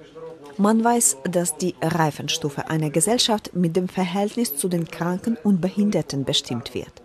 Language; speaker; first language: German; non-native, fluent; Ukrainian